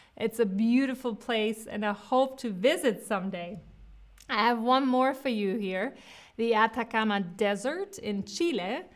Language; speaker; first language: English; non-native, fluent; German